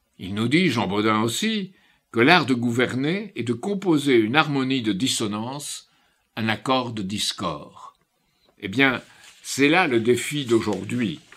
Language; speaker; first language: French; native; French